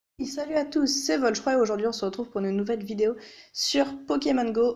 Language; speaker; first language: French; native; French